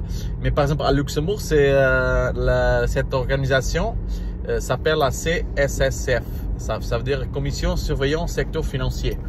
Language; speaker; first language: French; non-native, learner; Portuguese